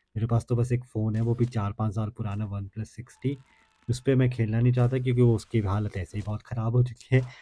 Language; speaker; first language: Hindi; native; Hindi